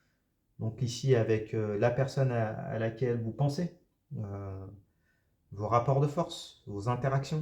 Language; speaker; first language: French; native; French